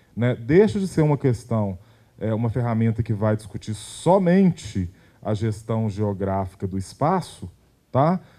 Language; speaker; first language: Portuguese; native; Portuguese